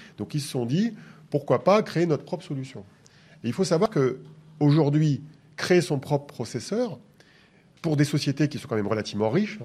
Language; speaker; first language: French; native; French